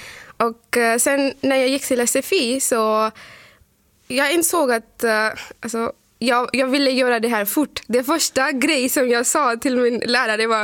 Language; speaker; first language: Swedish; non-native, fluent; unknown